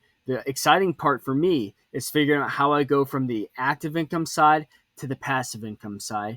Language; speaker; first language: English; native; English